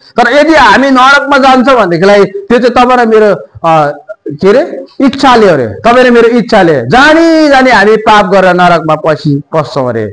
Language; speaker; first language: Nepali; native; Nepali